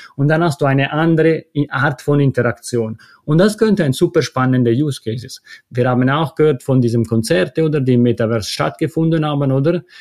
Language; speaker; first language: German; non-native, local second language; Italian